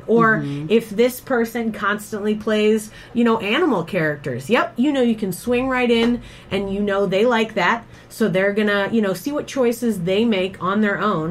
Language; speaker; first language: English; native; English